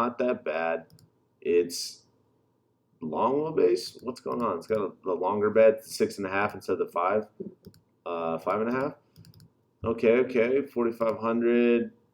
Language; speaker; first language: English; native; English